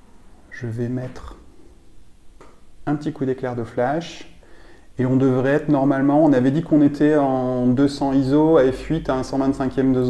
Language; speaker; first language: French; native; French